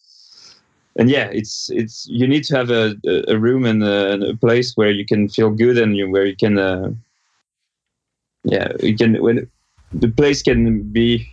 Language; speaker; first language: English; non-native, fluent; French